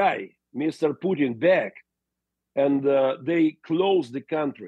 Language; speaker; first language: English; non-native, learner; Russian